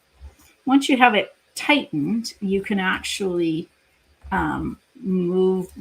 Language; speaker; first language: English; native; English